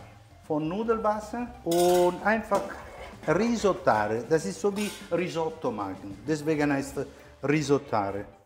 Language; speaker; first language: German; non-native, fluent; Italian